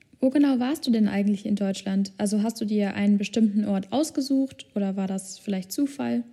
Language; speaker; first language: German; native; German